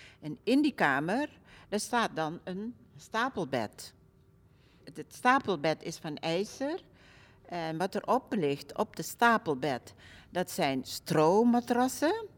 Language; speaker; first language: Dutch; early bilingual, other home language; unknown